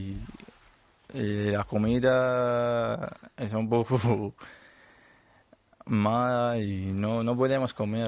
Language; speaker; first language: Spanish; non-native, learner; Arabic